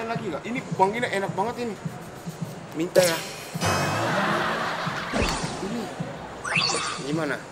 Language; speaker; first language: Indonesian; non-native, fluent; Japanese